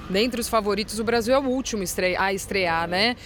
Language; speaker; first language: Portuguese; native; Portuguese